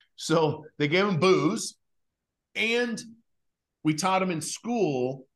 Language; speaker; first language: English; native; English